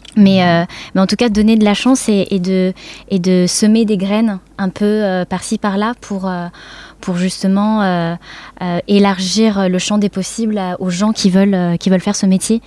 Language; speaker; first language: French; native; French